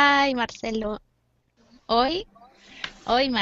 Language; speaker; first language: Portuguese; non-native, learner; Spanish